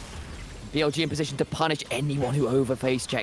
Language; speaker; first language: English; native; English